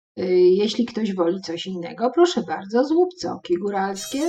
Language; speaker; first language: Polish; native; Polish